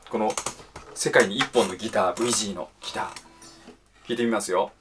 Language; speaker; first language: Japanese; native; Japanese